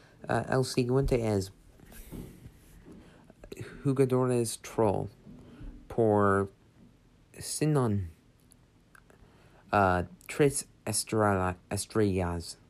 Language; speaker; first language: Spanish; non-native, learner; English